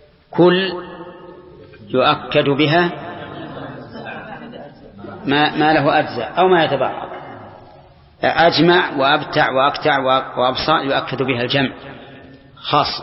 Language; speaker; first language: Arabic; native; Arabic